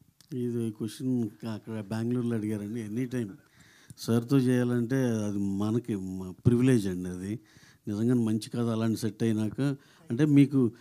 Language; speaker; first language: Telugu; native; Telugu